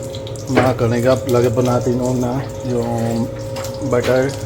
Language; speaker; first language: Filipino; non-native, local second language; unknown